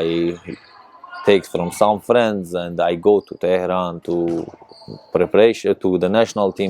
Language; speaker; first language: English; non-native, learner; Persian